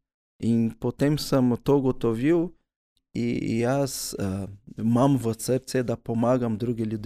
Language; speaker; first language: Slovenian; early bilingual, other home language; Portuguese